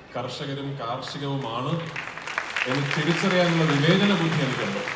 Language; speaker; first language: Malayalam; native; Malayalam